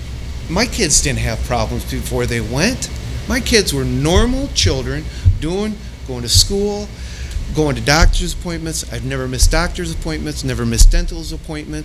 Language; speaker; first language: English; native; English